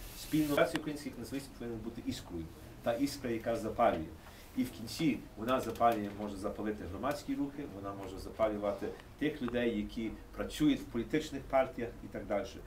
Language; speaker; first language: Ukrainian; early bilingual, heritage; English